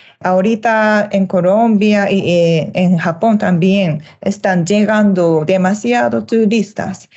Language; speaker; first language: Spanish; non-native, learner; Japanese